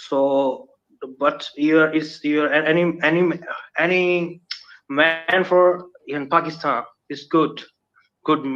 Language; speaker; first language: English; non-native, learner; Punjabi